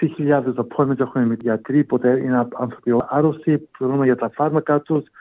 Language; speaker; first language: Greek; early bilingual, heritage; Greek